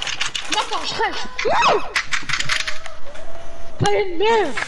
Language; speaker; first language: French; native; French